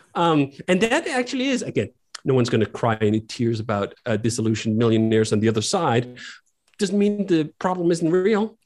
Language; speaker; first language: English; non-native, fluent; Danish